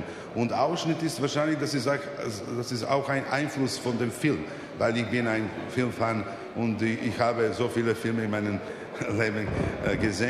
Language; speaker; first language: German; non-native, fluent; Serbian